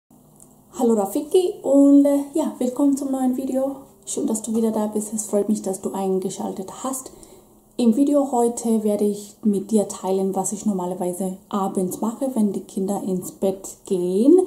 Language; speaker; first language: German; non-native, fluent; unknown